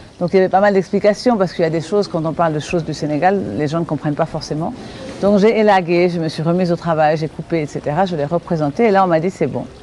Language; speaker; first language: French; native; French